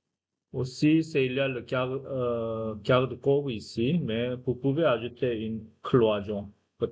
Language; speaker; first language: French; non-native, fluent; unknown